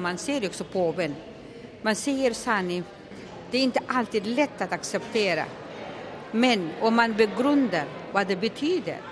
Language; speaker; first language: Swedish; non-native, local second language; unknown